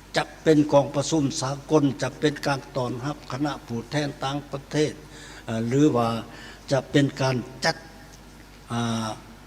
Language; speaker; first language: Lao; native; Lao